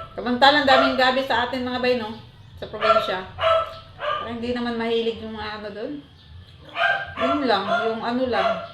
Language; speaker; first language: Filipino; non-native, local second language; Cebuano